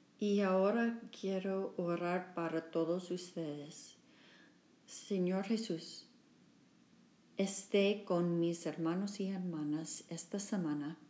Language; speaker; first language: Spanish; non-native, learner; English